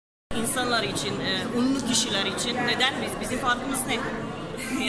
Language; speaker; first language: Turkish; non-native, fluent; Serbian